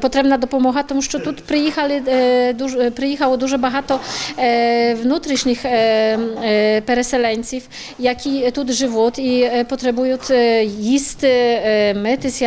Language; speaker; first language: Ukrainian; non-native, fluent; Polish